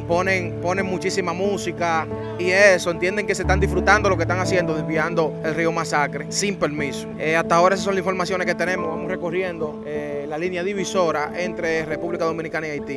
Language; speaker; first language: Spanish; native; Spanish